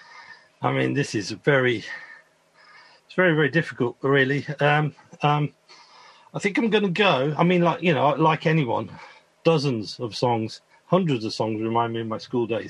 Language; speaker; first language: English; native; English